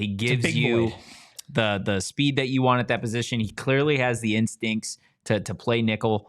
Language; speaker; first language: English; native; English